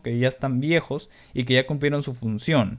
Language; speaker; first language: Spanish; native; Spanish